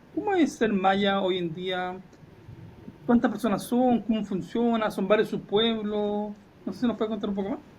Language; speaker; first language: Spanish; native; Spanish